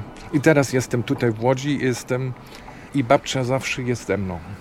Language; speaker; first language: Polish; non-native, fluent; German